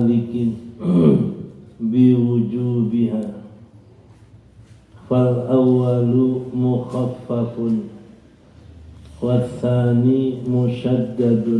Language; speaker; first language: Arabic; non-native, fluent; Indonesian